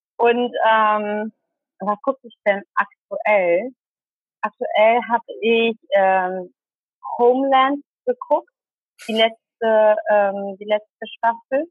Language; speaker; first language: German; early bilingual, other home language; Tamil